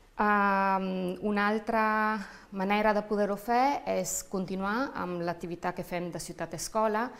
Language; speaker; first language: Catalan; non-native, fluent; Italian